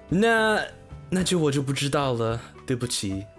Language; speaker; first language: Chinese; non-native, learner; English